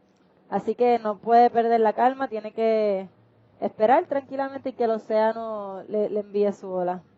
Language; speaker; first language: Spanish; native; Spanish